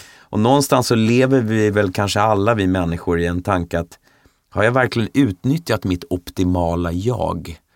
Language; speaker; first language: Swedish; native; Swedish